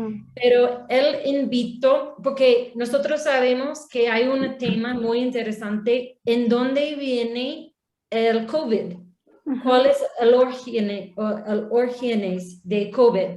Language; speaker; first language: Spanish; non-native, learner; English